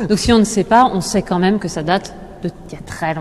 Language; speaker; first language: French; native; French